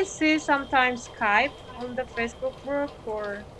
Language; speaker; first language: English; non-native, fluent; Malagasy